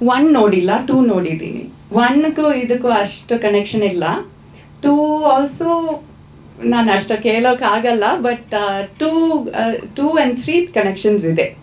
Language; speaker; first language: Kannada; non-native, fluent; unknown